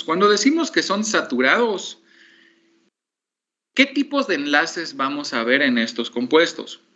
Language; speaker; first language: Spanish; native; Spanish